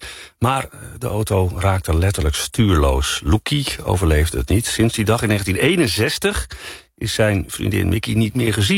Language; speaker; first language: Dutch; native; Dutch